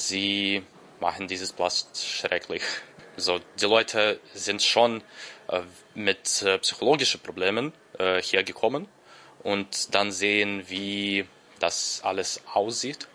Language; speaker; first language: German; non-native, learner; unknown